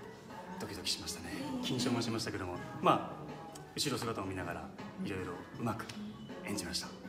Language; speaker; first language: Japanese; native; Japanese